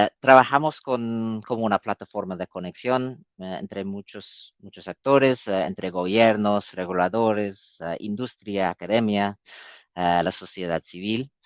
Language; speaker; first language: Spanish; non-native, fluent; English